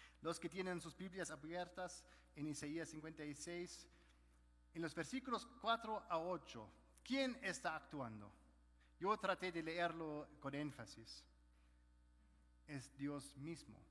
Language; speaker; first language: Spanish; non-native, fluent; German